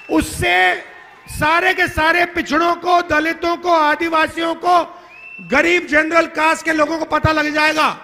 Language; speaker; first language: Hindi; native; Hindi